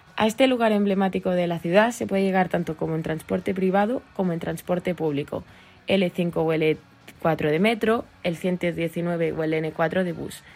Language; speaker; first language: Spanish; native; Spanish